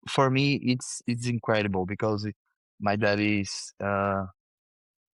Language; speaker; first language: English; non-native, learner; Portuguese